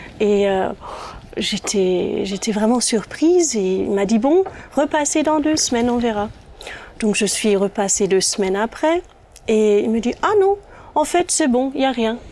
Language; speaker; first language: French; non-native, fluent; German